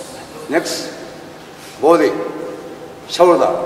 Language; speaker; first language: English; non-native, learner; Japanese